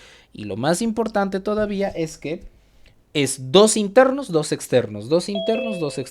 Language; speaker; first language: Spanish; native; Spanish